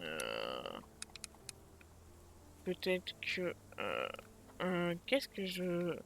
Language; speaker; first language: French; native; French